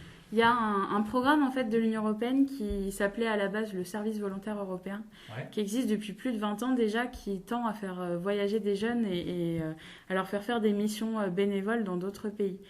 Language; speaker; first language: French; native; French